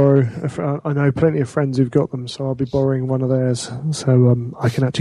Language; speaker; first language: English; native; English